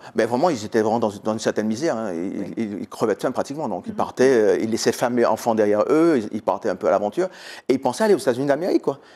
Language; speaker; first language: French; native; French